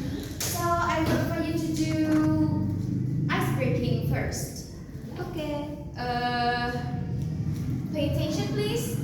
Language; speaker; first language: English; non-native, learner; Indonesian